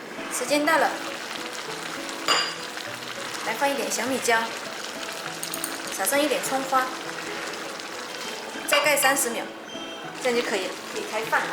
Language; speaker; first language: Chinese; native; Chinese